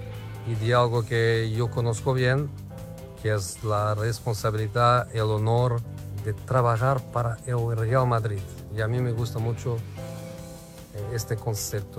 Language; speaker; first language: Spanish; non-native, fluent; Portuguese